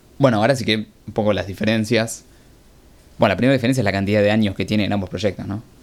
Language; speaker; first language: Spanish; native; Spanish